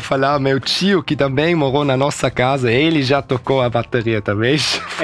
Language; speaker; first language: Portuguese; early bilingual, heritage; German